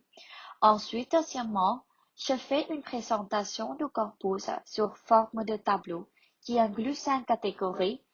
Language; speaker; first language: French; non-native, learner; Thai